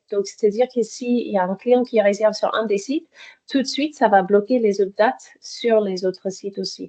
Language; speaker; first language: French; native; French